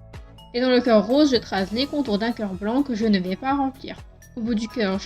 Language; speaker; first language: French; native; French